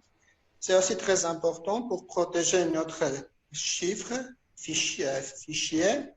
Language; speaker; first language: French; non-native, fluent; Armenian